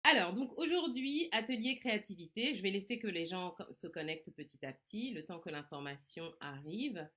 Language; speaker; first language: French; native; French